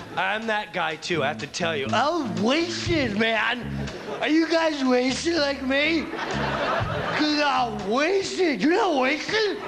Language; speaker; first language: English; native; English